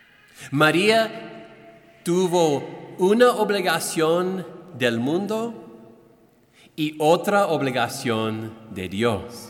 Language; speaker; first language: Spanish; non-native, fluent; English